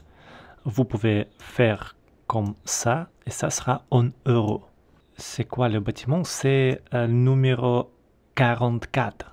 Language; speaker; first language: French; non-native, learner; Russian